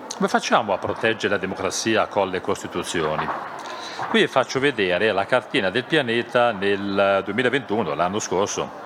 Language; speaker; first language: Italian; non-native, fluent; German